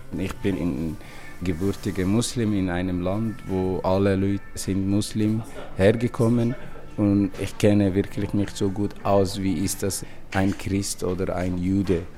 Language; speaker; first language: German; non-native, learner; Somali